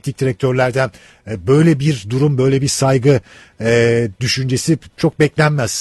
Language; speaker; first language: Turkish; native; Turkish